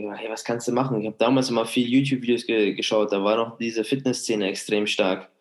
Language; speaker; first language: German; native; German